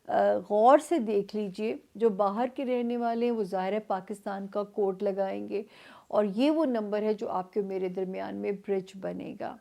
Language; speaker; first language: Urdu; native; Urdu